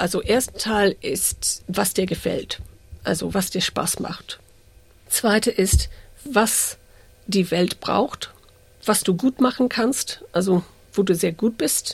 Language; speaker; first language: German; early bilingual, heritage; English